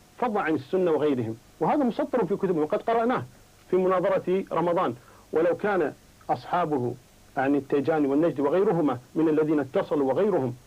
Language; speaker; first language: Arabic; native; Arabic